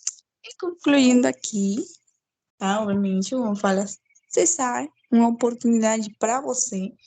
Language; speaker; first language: Portuguese; non-native, fluent; Spanish